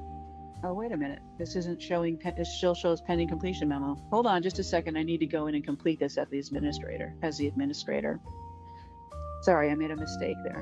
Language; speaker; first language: English; native; English